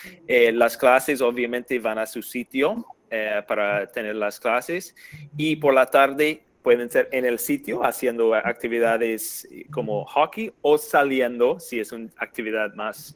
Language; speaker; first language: Spanish; non-native, fluent; English